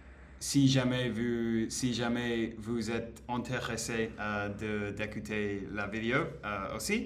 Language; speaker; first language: French; non-native, learner; Spanish